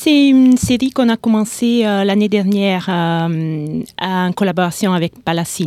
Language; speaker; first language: French; non-native, fluent; Italian